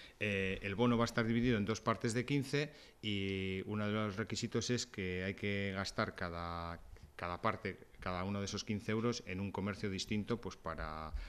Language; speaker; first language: Spanish; native; Spanish